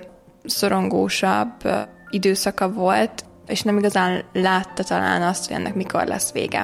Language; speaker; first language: Hungarian; native; Hungarian